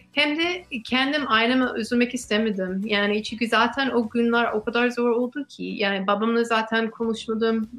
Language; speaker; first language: Turkish; non-native, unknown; English